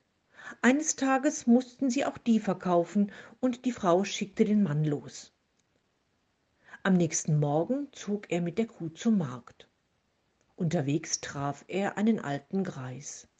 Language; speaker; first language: German; native; German